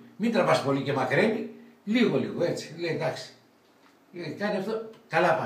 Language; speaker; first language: Greek; native; Greek